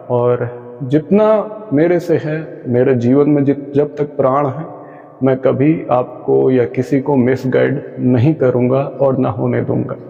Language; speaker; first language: Hindi; non-native, local second language; Punjabi